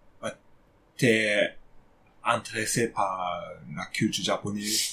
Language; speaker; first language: French; non-native, fluent; Japanese